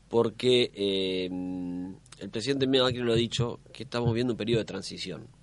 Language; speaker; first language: Spanish; native; Spanish